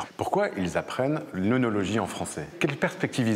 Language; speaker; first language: French; native; French